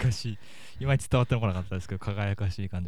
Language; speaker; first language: Japanese; native; Japanese